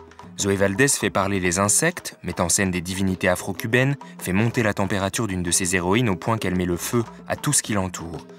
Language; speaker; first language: French; native; French